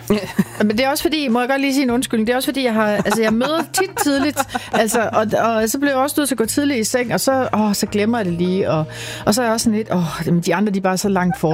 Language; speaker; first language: Danish; native; Danish